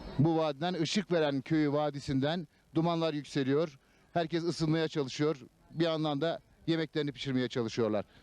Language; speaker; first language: Turkish; native; Turkish